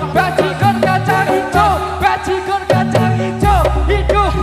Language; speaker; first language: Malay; non-native, local second language; Javanese